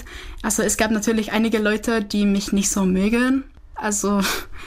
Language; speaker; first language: German; non-native, fluent; Czech